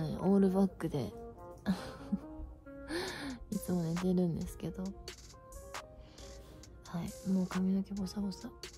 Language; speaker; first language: Japanese; native; Japanese